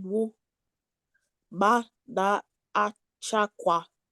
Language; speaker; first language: Igbo; early bilingual, heritage; English